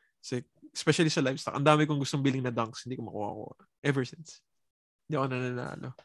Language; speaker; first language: Filipino; early bilingual, heritage; Filipino